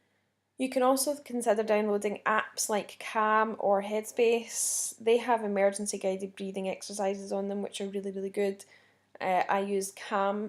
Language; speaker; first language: English; native; English